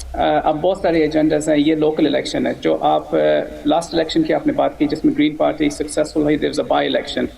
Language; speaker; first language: Urdu; native; Urdu